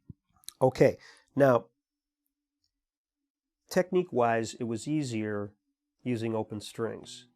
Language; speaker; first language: English; native; English